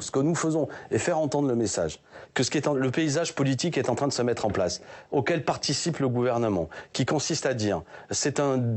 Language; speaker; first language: French; native; French